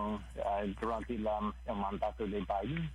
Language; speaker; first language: Spanish; non-native, learner; English